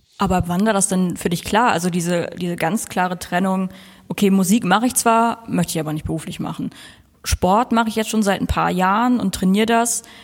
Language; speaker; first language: German; native; German